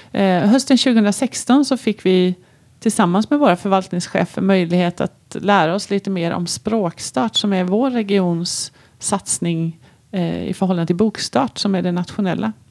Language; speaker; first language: Swedish; native; Swedish